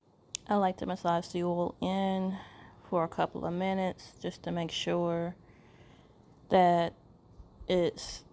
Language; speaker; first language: English; native; English